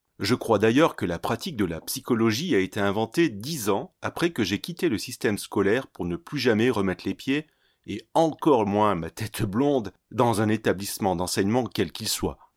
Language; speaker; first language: French; native; French